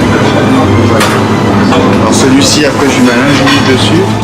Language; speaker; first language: French; native; French